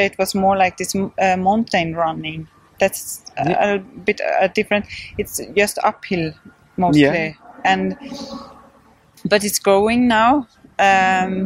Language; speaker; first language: English; non-native, fluent; Swedish